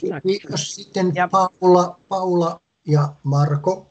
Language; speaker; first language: Finnish; native; Finnish